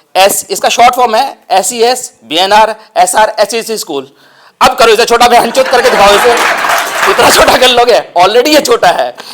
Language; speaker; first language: Hindi; non-native, local second language; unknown